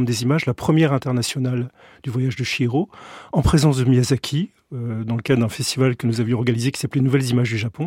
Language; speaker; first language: French; native; French